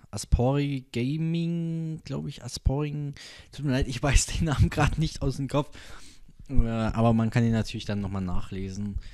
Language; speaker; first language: German; native; German